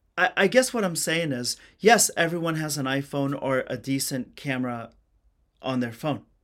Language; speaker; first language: English; early bilingual, other home language; Persian